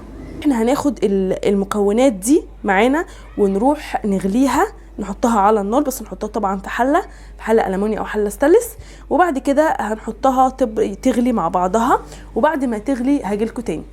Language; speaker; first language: Arabic; native; Arabic